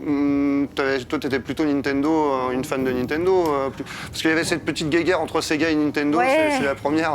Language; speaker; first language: French; native; French